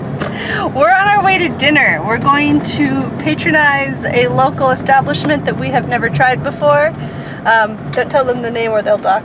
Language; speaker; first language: English; native; English